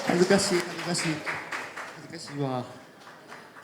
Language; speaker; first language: Indonesian; early bilingual, heritage; Japanese